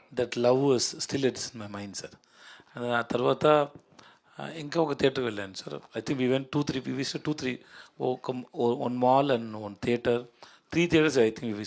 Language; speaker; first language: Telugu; non-native, learner; Tamil